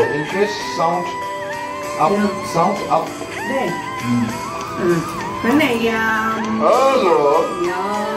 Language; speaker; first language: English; non-native, learner; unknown